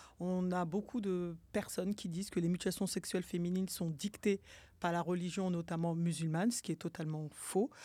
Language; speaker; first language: French; early bilingual, other home language; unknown